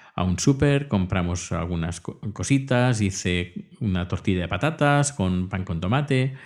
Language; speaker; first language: Spanish; native; Spanish